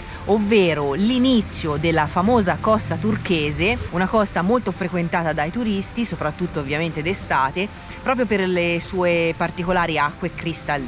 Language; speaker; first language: Italian; native; Italian